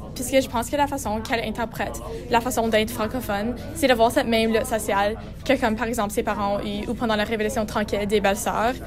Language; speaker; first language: French; non-native, local second language; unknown